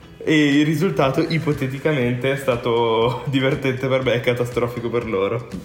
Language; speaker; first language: Italian; early bilingual, other home language; Romanian